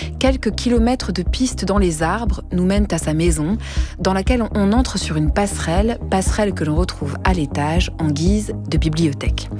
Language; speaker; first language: French; native; French